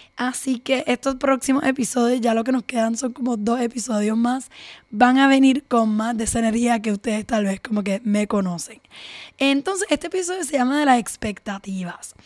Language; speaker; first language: Spanish; early bilingual, heritage; Spanish